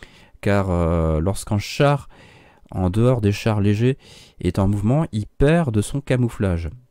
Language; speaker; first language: French; native; French